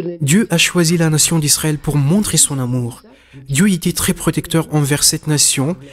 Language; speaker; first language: French; non-native, local second language; Malagasy